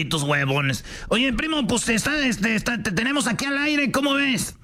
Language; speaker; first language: Spanish; native; Spanish